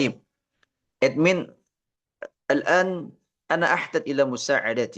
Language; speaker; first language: Arabic; non-native, fluent; Indonesian